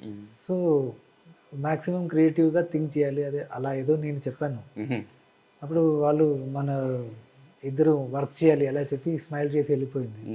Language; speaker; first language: Telugu; non-native, learner; Malayalam